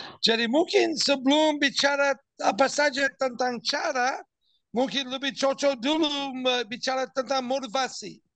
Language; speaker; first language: Indonesian; non-native, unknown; English